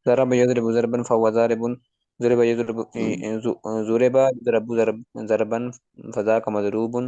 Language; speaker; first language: Arabic; non-native, learner; Urdu